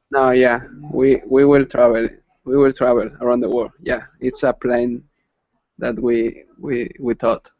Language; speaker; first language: English; non-native, learner; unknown